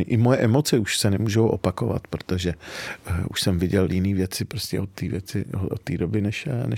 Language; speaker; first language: Czech; early bilingual, other home language; Arabic